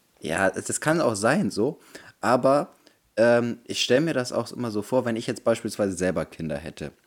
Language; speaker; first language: German; native; German